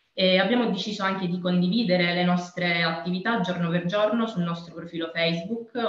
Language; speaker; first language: Italian; native; Italian